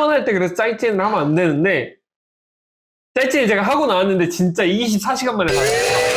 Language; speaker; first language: Korean; native; Korean